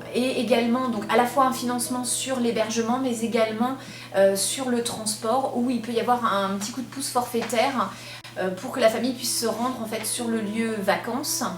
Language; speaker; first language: French; native; French